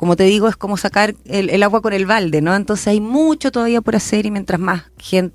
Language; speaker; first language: Spanish; native; Spanish